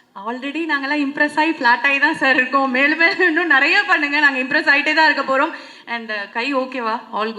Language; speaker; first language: Tamil; native; Tamil